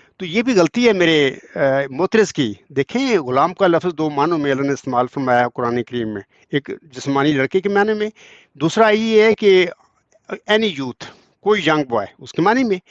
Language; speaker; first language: Urdu; non-native, local second language; Punjabi